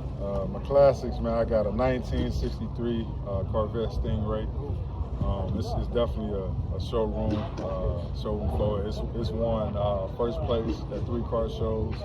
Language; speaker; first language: English; native; English